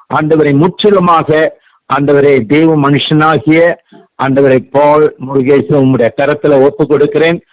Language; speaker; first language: Tamil; native; Tamil